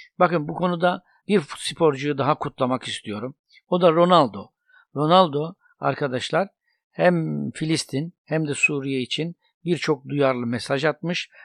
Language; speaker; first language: Turkish; native; Turkish